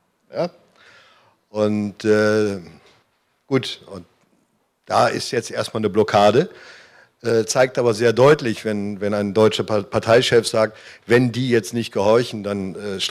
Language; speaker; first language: German; native; German